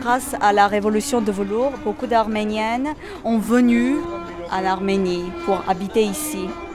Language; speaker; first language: French; non-native, fluent; Armenian